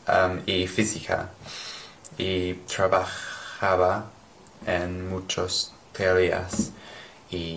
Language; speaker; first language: Spanish; non-native, learner; English